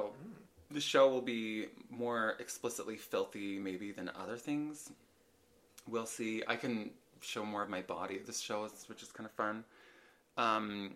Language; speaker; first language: English; native; English